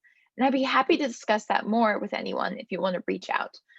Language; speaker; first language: English; native; English